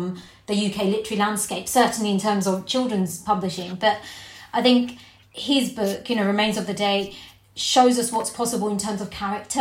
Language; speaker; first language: English; native; English